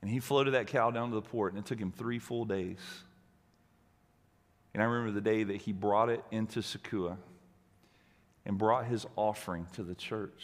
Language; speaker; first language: English; native; English